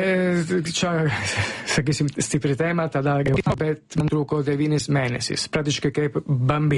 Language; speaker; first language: Lithuanian; non-native, fluent; Italian